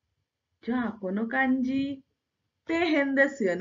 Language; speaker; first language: Japanese; non-native, fluent; Marathi